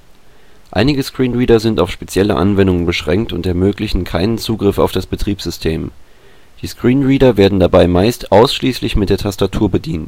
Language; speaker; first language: German; native; German